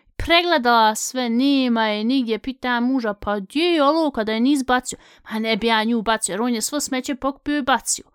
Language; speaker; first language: Bosnian; early bilingual, heritage; Bosnian